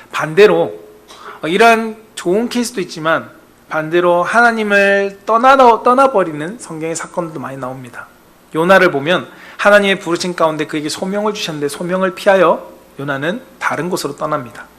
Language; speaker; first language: Korean; native; Korean